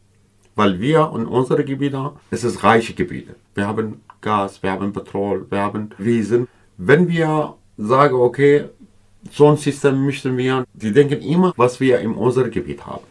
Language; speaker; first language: German; non-native, learner; Kurdish